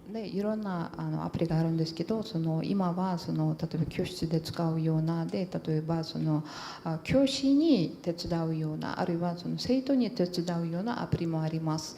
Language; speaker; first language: Japanese; non-native, fluent; Portuguese